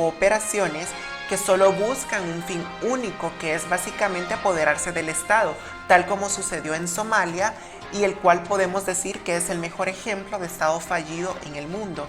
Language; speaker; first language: Spanish; native; Spanish